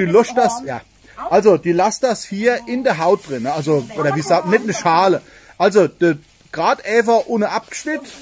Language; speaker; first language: German; native; German